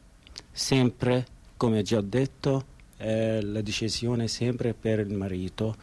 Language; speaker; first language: Italian; non-native, learner; Arabic